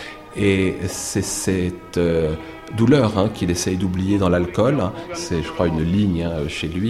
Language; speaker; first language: French; native; French